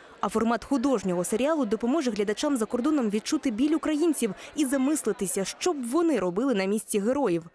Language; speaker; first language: Ukrainian; native; Ukrainian